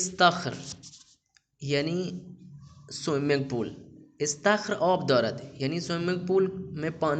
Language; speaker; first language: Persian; non-native, fluent; Urdu